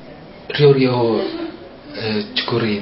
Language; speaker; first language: Japanese; non-native, learner; Indonesian